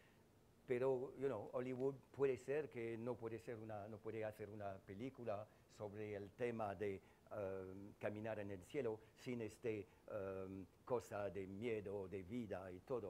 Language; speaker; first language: Spanish; non-native, fluent; French